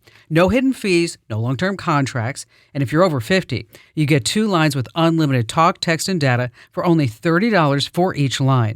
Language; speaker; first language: English; native; English